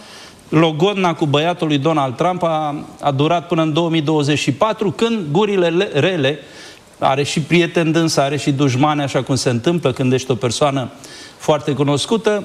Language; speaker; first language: Romanian; native; Romanian